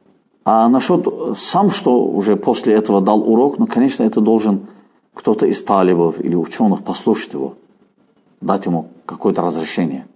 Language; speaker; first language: Russian; non-native, fluent; Azerbaijani